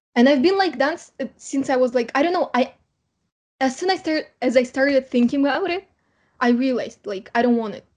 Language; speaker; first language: English; non-native, fluent; Kazakh